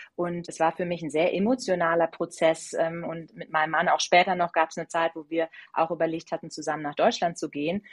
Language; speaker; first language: German; native; German